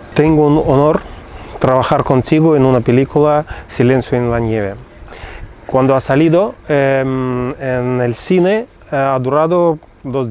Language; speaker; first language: Spanish; non-native, fluent; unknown